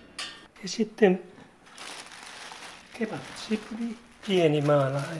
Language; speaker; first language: Finnish; non-native, learner; Japanese